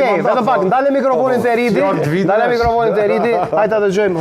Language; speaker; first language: Albanian; native; Albanian